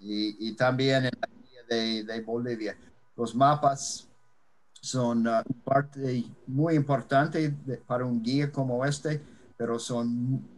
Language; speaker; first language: Spanish; non-native, fluent; English